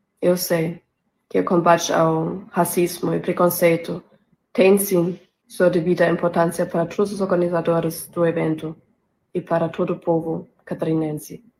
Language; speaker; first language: Portuguese; non-native, fluent; German